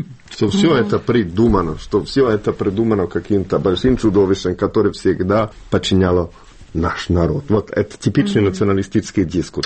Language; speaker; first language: Russian; non-native, fluent; Bosnian